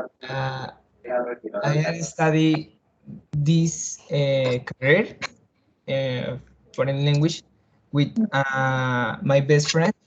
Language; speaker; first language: English; non-native, learner; Spanish